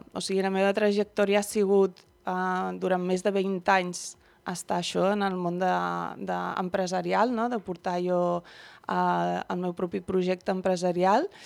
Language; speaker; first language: Catalan; early bilingual, other home language; Dutch